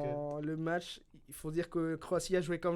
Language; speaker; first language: French; early bilingual, other home language; Spanish